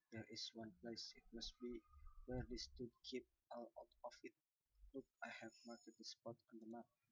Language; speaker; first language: English; non-native, learner; Sundanese